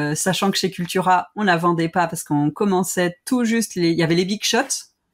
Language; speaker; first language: French; native; French